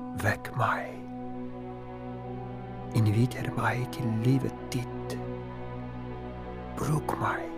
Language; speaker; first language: Norwegian; non-native, fluent; Polish